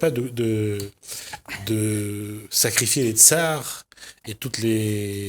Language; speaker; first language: French; native; French